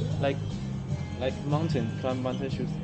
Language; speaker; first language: English; non-native, learner; Chinese